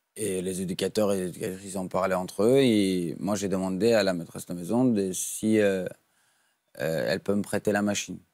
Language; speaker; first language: French; non-native, fluent; Persian